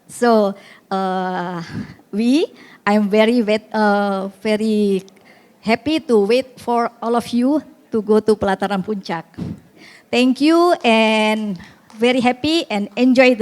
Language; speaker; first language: English; non-native, fluent; Indonesian